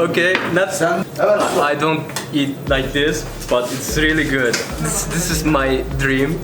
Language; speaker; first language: English; non-native, learner; Turkish